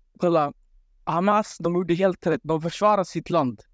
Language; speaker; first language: Swedish; non-native, local second language; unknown